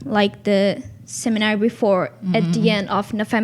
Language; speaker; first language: English; non-native, learner; Indonesian